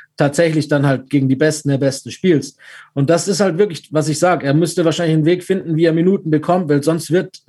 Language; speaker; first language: German; native; German